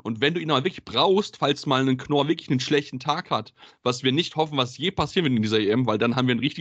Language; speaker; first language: German; native; German